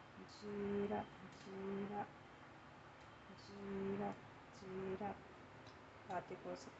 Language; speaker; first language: Italian; non-native, learner; Japanese